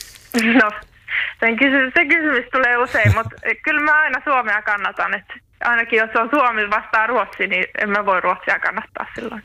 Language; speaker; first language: Finnish; native; Finnish